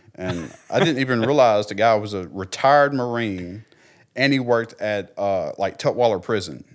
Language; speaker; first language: English; native; English